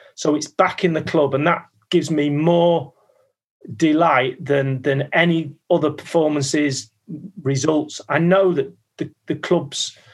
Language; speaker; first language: English; native; English